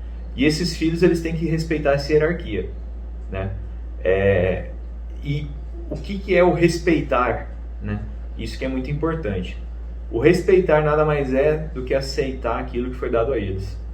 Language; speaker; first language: Portuguese; native; Portuguese